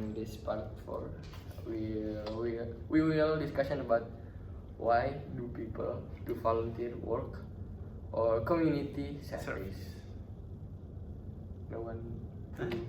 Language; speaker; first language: English; non-native, learner; Indonesian